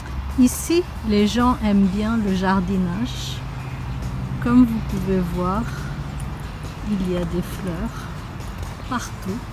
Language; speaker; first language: French; non-native, fluent; Bangla